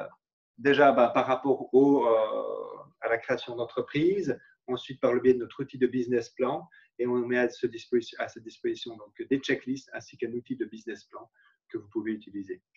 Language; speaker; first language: French; native; French